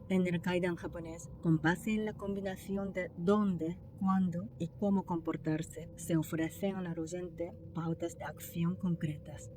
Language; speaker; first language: Spanish; non-native, fluent; Japanese